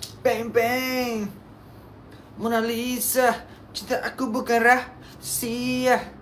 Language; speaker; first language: Malay; non-native, local second language; Chinese